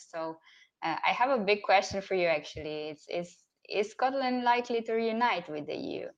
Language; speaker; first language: English; non-native, fluent; Romanian